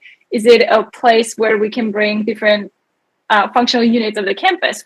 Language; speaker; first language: English; native; English